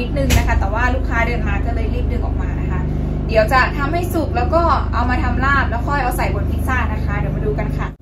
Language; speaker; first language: Thai; native; Thai